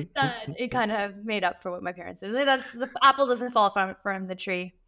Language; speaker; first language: English; early bilingual, other home language; Arabic